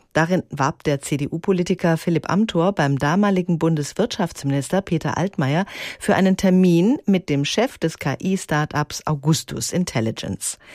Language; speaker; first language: German; native; German